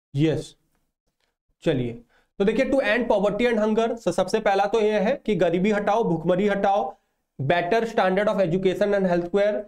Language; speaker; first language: Hindi; non-native, local second language; Odia